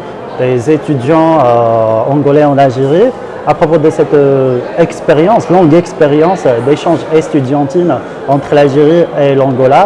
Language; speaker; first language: French; non-native, local second language; Arabic